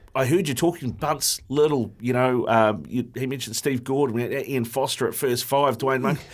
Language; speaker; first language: English; native; English